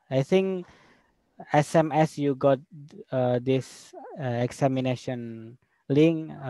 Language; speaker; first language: English; non-native, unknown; Indonesian